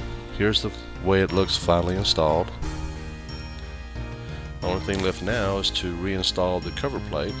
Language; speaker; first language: English; native; English